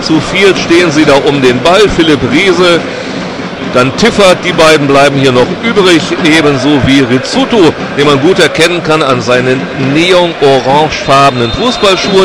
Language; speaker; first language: German; native; German